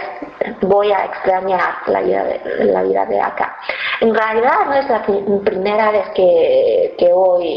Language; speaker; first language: Spanish; non-native, fluent; Chinese